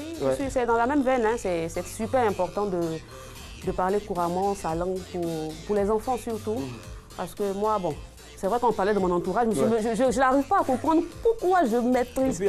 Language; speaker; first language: French; native; French